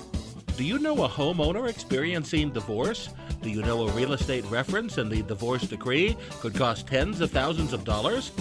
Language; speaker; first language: English; native; English